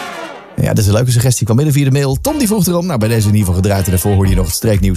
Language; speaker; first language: Dutch; native; Dutch